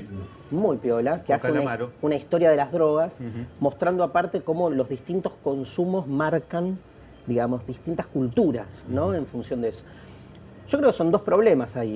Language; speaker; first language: Spanish; native; Spanish